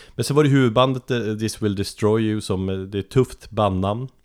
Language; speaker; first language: Swedish; native; Swedish